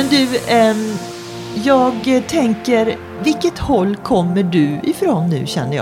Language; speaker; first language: Swedish; native; Swedish